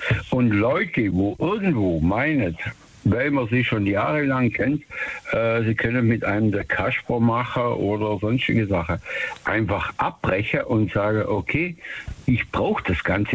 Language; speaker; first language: German; native; German